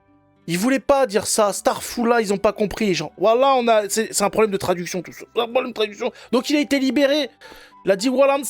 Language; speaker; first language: French; native; French